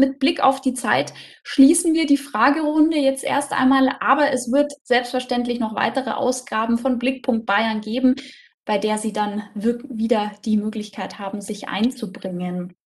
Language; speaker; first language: German; native; German